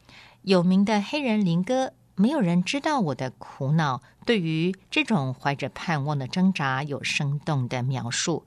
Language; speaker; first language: Chinese; native; Chinese